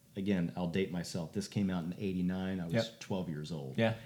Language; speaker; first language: English; native; English